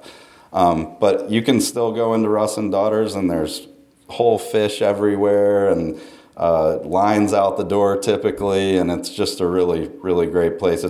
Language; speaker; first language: English; native; English